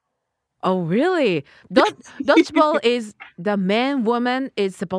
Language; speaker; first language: English; non-native, learner; Japanese